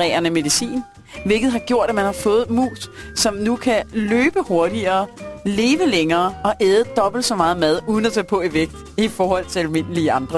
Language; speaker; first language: Danish; native; Danish